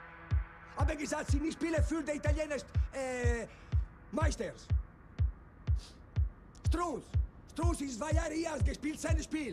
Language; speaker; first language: German; non-native, learner; Italian